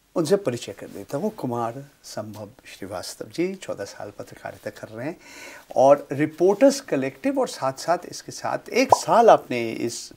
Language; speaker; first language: Hindi; non-native, local second language; Bangla